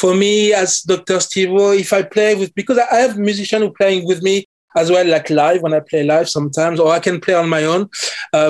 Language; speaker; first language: English; non-native, fluent; French